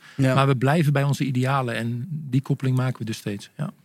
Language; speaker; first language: Dutch; native; Dutch